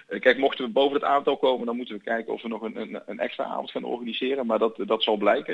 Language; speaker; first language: Dutch; native; Dutch